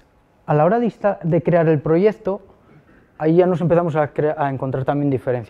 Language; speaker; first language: Spanish; native; Spanish